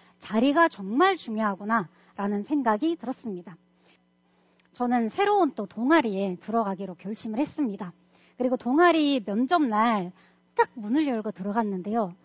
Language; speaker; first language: Korean; non-native, fluent; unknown